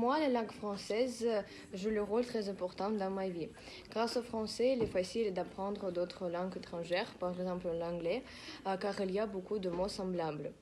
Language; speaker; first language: French; non-native, fluent; Russian